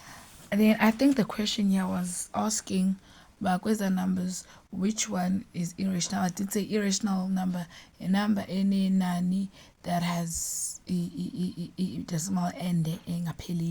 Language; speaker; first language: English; non-native, local second language; Xhosa